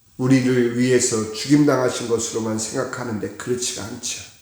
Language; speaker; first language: Korean; native; Korean